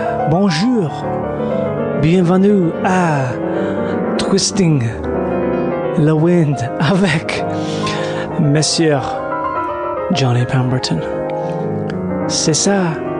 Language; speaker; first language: French; non-native, learner; English